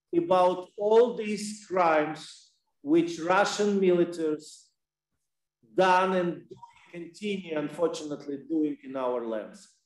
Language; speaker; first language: English; non-native, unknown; Ukrainian